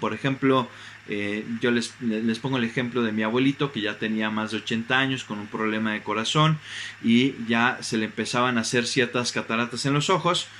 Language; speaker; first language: Spanish; native; Spanish